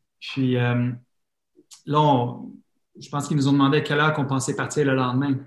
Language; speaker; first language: French; non-native, fluent; English